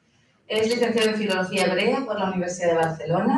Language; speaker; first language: Spanish; native; Spanish